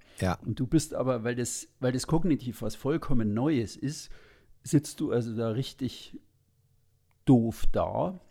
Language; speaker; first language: German; native; German